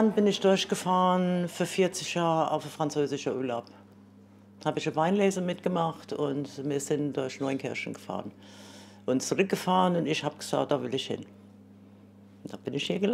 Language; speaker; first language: German; non-native, fluent; English